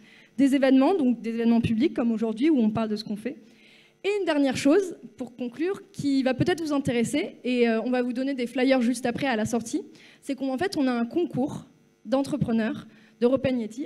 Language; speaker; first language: French; native; French